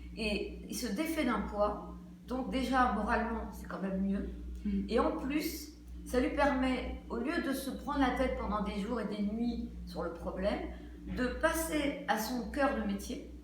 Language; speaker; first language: French; native; French